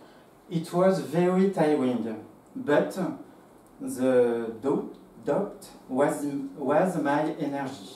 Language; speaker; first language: English; non-native, fluent; French